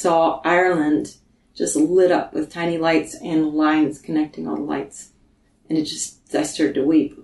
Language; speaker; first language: English; native; English